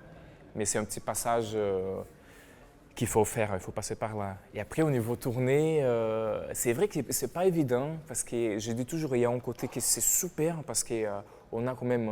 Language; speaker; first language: French; non-native, fluent; Portuguese